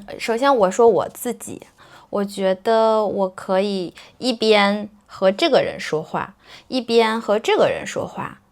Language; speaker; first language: Chinese; native; Chinese